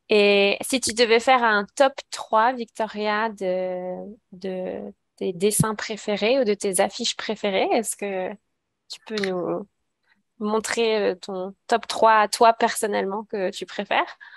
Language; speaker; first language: French; native; French